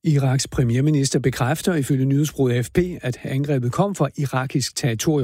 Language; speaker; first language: Danish; native; Danish